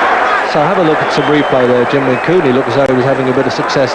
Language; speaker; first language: English; native; English